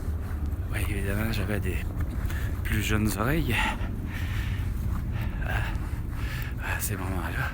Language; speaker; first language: French; native; French